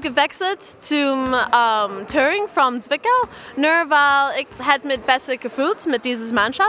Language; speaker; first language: German; non-native, learner; English